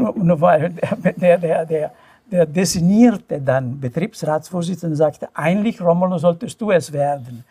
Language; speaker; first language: German; non-native, fluent; Italian